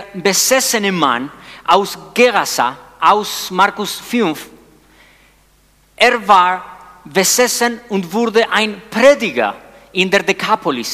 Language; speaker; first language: German; non-native, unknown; Spanish